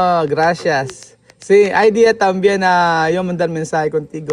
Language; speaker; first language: Spanish; non-native, learner; Filipino